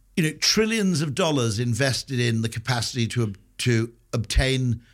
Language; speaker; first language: English; native; English